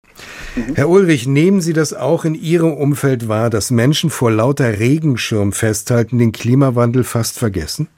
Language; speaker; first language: German; native; German